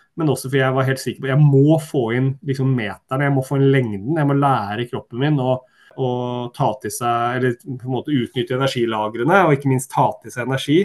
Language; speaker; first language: Norwegian; early bilingual, other home language; Swedish